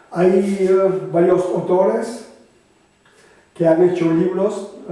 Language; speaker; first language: Spanish; non-native, fluent; French